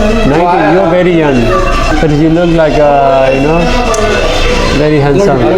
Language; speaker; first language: English; non-native, learner; Burmese